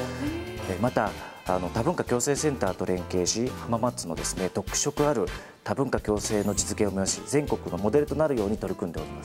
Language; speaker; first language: Japanese; native; Japanese